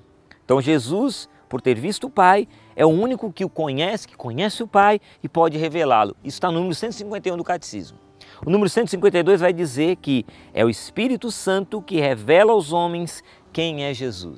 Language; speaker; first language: Portuguese; native; Portuguese